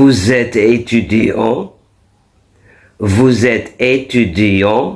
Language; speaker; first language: French; non-native, fluent; Arabic